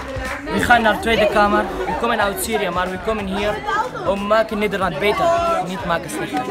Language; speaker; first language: Dutch; non-native, learner; Arabic